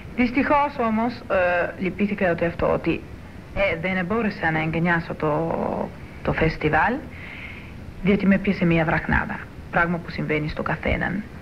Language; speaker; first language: Greek; early bilingual, heritage; Greek